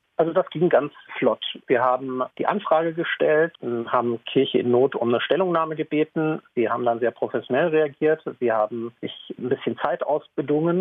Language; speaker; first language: German; native; German